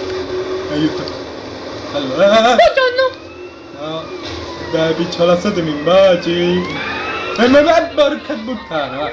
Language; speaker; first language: Italian; native; Italian